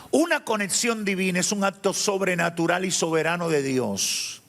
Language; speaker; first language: Spanish; native; Spanish